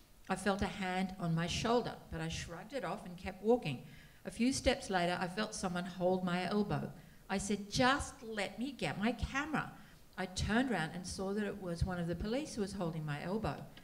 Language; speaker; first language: English; native; English